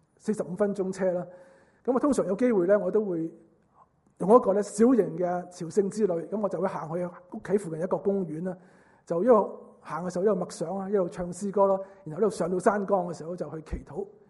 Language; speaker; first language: Cantonese; native; Cantonese